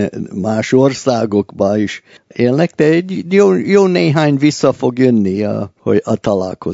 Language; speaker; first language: Hungarian; early bilingual, heritage; Hungarian